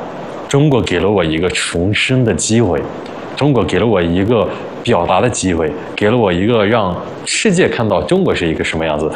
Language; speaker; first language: Chinese; early bilingual, other home language; Arabic